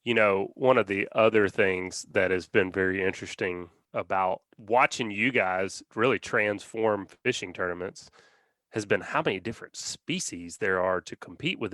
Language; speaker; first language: English; native; English